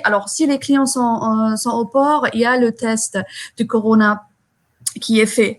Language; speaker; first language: French; non-native, fluent; German